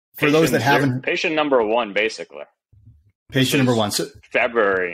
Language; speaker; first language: English; early bilingual, other home language; Chinese